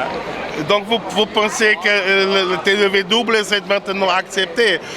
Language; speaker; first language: French; non-native, learner; German